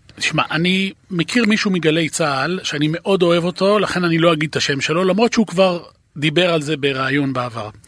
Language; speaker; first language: Hebrew; native; Hebrew